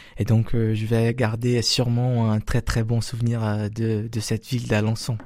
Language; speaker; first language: French; non-native, fluent; Portuguese